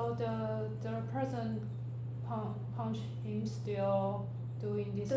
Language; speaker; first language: English; non-native, learner; Chinese